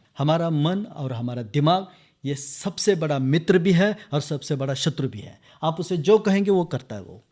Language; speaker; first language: Hindi; non-native, local second language; Marathi